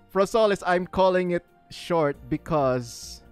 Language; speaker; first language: English; non-native, local second language; Filipino